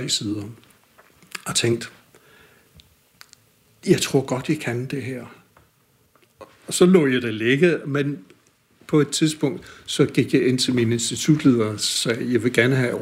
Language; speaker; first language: Danish; non-native, fluent; English